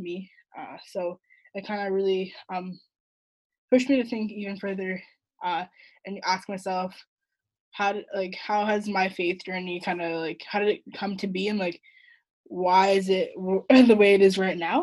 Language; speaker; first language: English; native; English